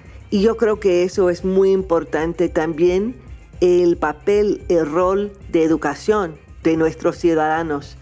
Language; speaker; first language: Spanish; non-native, fluent; English